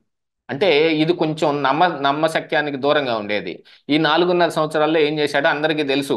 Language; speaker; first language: Telugu; native; Telugu